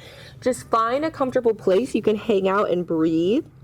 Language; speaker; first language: English; native; English